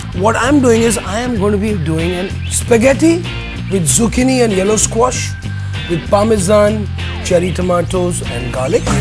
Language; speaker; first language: English; non-native, local second language; Hindi